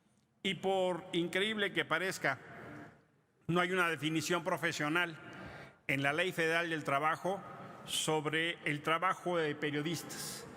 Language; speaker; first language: Spanish; native; Spanish